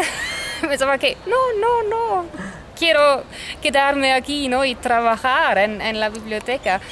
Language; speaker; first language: Spanish; non-native, fluent; German